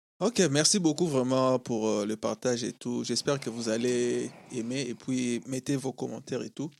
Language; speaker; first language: French; non-native, local second language; Lingala